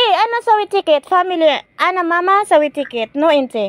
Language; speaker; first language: Arabic; non-native, learner; Filipino